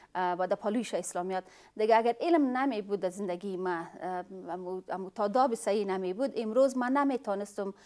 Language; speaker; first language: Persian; non-native, fluent; Pashto